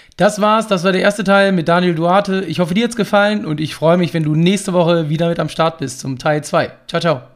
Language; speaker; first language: German; native; German